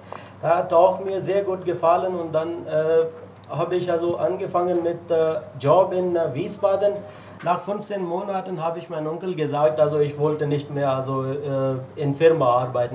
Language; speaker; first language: German; non-native, learner; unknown